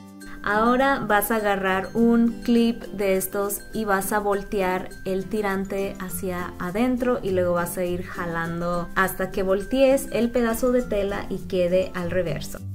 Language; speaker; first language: Spanish; native; Spanish